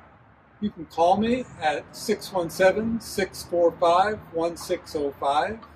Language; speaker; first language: English; native; English